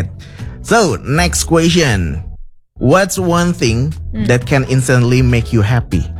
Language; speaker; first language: English; non-native, fluent; Indonesian